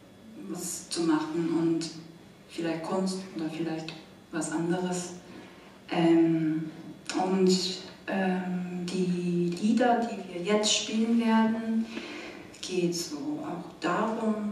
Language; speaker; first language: German; non-native, fluent; Korean